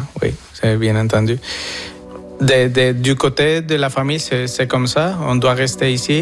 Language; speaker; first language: French; non-native, fluent; Spanish